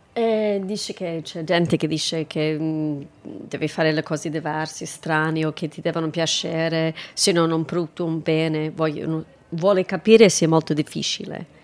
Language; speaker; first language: Italian; non-native, fluent; English